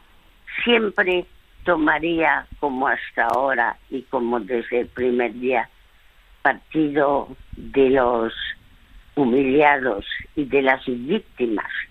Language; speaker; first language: Spanish; early bilingual, other home language; French